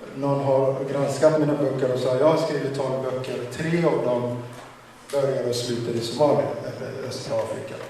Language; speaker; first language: Swedish; non-native, fluent; Somali